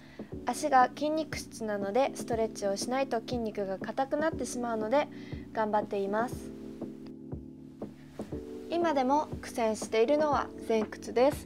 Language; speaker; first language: Japanese; early bilingual, heritage; Japanese